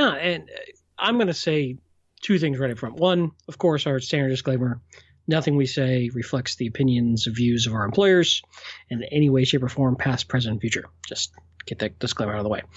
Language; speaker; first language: English; native; English